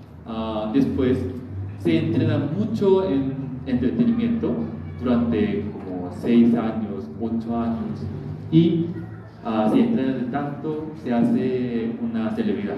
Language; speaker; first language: Spanish; non-native, learner; Korean